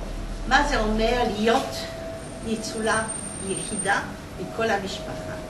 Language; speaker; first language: Hebrew; non-native, fluent; Polish